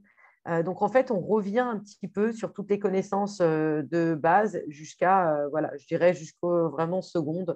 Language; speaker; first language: French; native; French